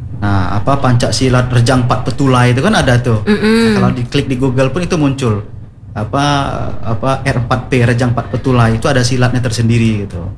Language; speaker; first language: Indonesian; non-native, local second language; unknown